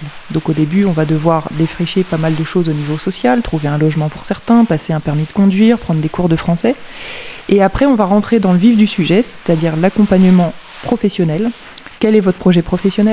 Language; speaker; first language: French; native; French